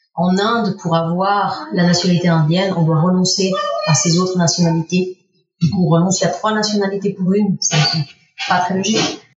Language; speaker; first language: French; early bilingual, other home language; Spanish